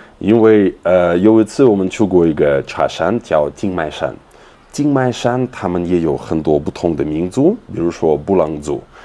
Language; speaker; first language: Chinese; non-native, fluent; Russian